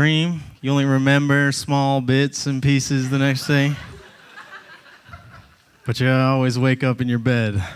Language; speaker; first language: English; native; English